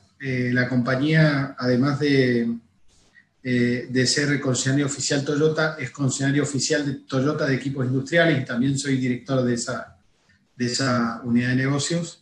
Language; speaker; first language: Spanish; native; Spanish